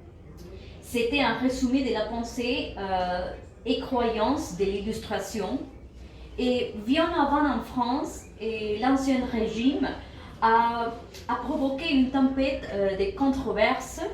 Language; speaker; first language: French; non-native, learner; Spanish